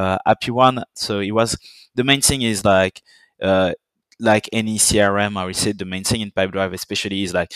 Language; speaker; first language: English; non-native, fluent; French